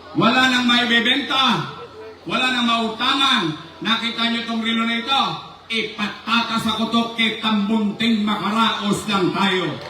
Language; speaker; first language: Filipino; native; Filipino